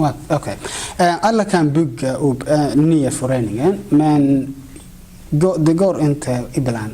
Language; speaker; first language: Swedish; non-native, fluent; Somali